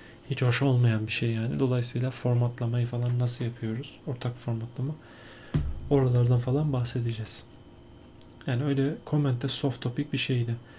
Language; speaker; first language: Turkish; native; Turkish